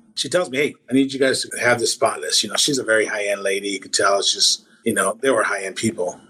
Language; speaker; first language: English; native; English